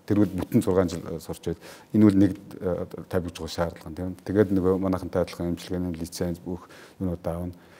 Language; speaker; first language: Mongolian; native; Mongolian